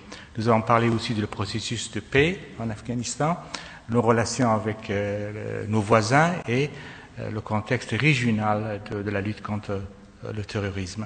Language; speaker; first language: French; non-native, fluent; Persian